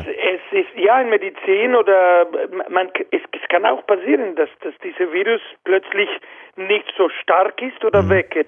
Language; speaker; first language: German; non-native, fluent; Spanish